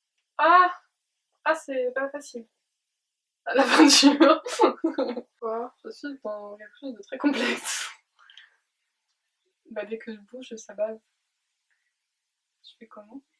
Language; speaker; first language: French; native; French